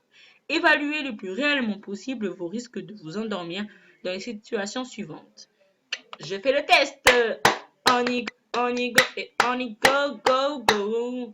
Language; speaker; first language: French; native; French